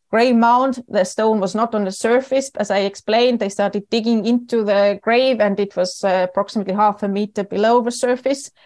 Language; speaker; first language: English; non-native, fluent; Estonian